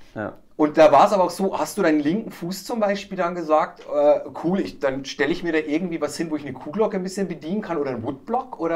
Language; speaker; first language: German; native; German